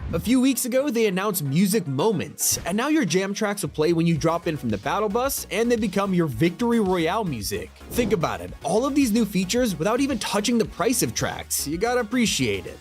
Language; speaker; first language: English; native; English